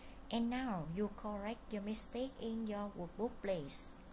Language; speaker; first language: English; non-native, fluent; Vietnamese